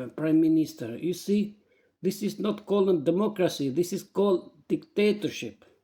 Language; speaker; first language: English; non-native, learner; Albanian